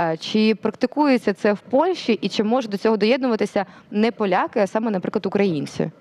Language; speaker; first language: Ukrainian; native; Ukrainian